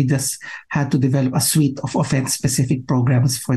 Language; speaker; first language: English; non-native, local second language; Filipino